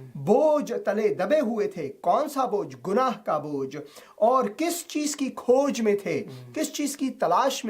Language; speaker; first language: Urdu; non-native, fluent; Persian